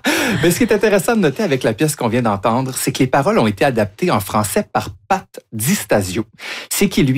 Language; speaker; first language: French; native; French